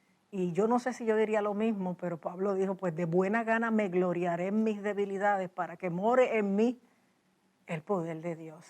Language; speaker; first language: Spanish; native; Spanish